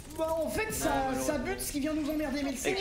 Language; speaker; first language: French; native; French